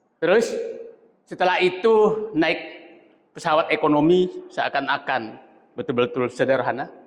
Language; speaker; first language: Indonesian; non-native, local second language; Buginese